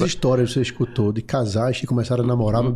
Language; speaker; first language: Portuguese; native; Portuguese